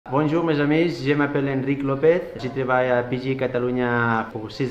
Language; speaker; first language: French; non-native, learner; Spanish